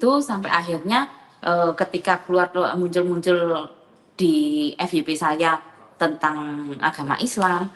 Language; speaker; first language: Indonesian; native; Indonesian